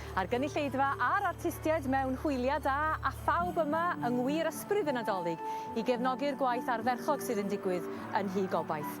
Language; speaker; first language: Welsh; native; Welsh